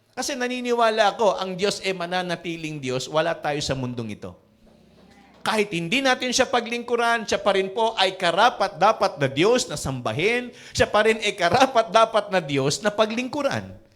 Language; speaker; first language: Filipino; native; Filipino